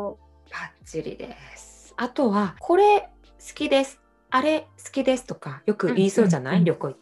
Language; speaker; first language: Japanese; non-native, fluent; Korean